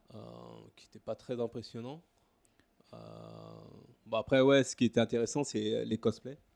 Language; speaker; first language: French; native; French